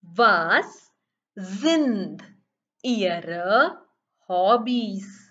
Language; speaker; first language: German; non-native, learner; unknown